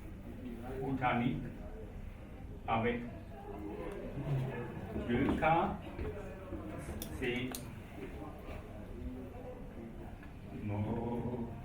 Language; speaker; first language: French; non-native, fluent; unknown